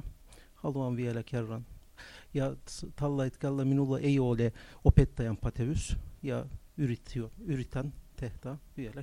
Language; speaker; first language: Finnish; non-native, learner; Turkish